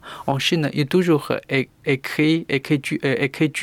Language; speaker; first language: French; non-native, learner; Chinese